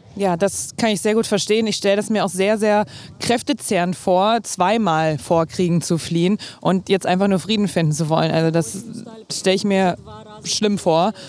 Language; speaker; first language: German; native; German